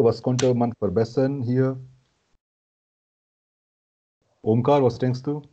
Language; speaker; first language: German; non-native, fluent; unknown